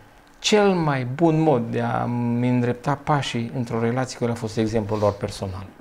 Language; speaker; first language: Romanian; native; Romanian